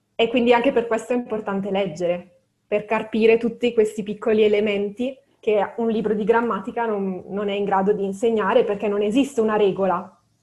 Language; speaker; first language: Italian; native; Italian